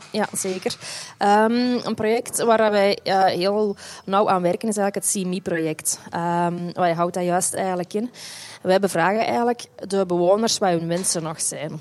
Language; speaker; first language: Dutch; native; Dutch